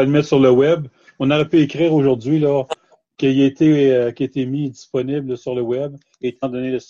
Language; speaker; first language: French; native; French